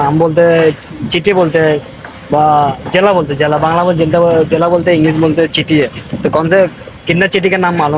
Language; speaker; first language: Hindi; non-native, learner; Bangla